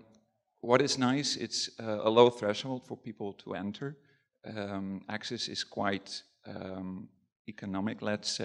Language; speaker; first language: English; non-native, fluent; Dutch